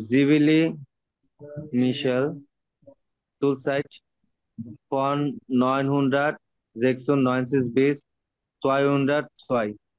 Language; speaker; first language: German; non-native, learner; Bangla